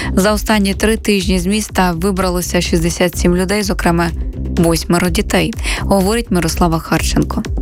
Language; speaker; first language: Ukrainian; native; Ukrainian